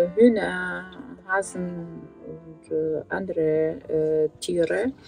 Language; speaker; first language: German; non-native, fluent; Portuguese